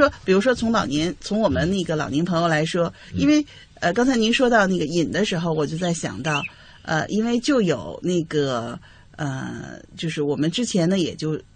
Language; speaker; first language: Chinese; native; Chinese